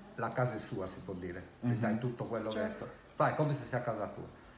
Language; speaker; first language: Italian; native; Italian